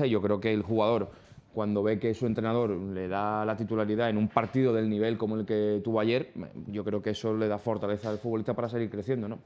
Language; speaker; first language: Spanish; native; Spanish